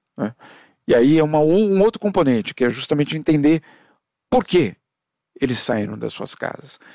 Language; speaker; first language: Portuguese; early bilingual, other home language; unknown